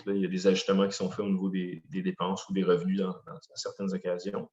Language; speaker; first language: French; native; French